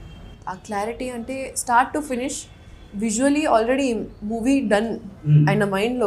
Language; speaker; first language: Telugu; non-native, local second language; Hindi